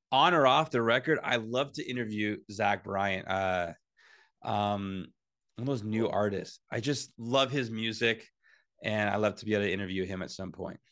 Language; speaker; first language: English; native; English